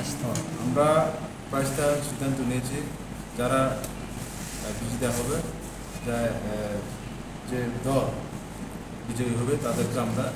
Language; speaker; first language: Bangla; non-native, local second language; Kok Borok